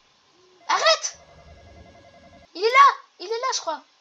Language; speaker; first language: French; native; French